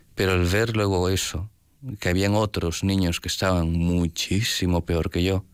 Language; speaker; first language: Spanish; native; Spanish